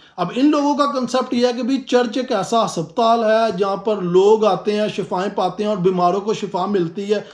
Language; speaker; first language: Urdu; non-native, local second language; Punjabi